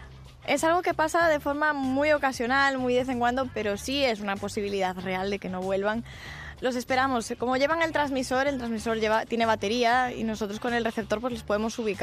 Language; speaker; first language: Spanish; native; Spanish